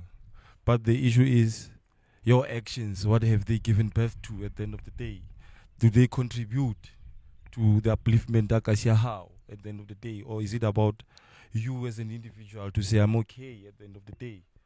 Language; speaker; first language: English; non-native, local second language; Tswana